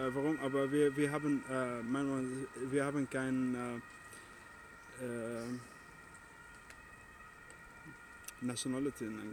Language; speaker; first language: German; non-native, learner; Arabic